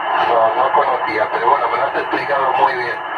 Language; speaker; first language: Spanish; native; Spanish